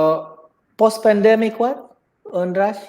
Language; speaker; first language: English; non-native, learner; Indonesian